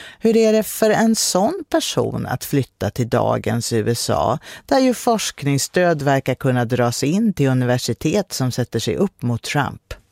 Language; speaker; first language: Swedish; native; Swedish